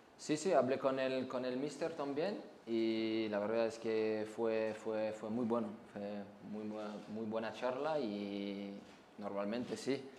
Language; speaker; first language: Spanish; non-native, learner; French